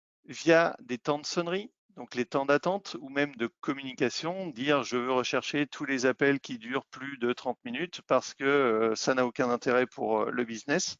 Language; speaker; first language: French; native; French